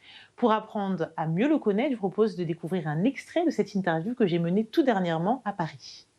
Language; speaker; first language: French; native; French